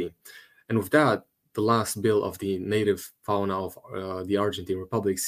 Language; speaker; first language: English; non-native, fluent; Romanian